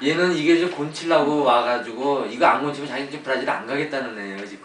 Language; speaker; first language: Korean; native; Korean